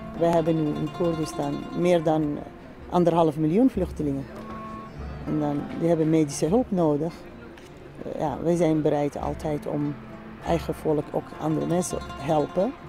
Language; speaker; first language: Dutch; non-native, fluent; Central Kurdish